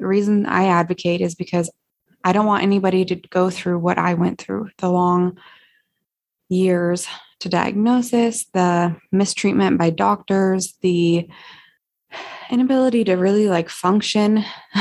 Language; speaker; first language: English; native; English